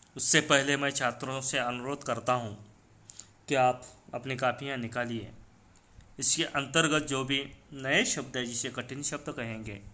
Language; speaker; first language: Hindi; non-native, local second language; Marathi